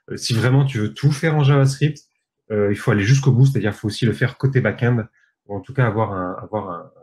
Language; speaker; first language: French; native; French